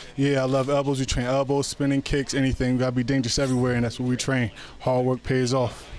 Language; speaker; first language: English; native; English